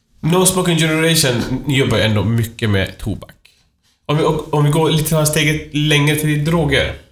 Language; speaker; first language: Swedish; non-native, fluent; Persian